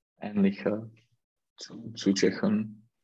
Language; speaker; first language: German; non-native, learner; Czech